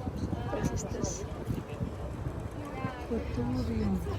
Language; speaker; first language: German; non-native, fluent; Filipino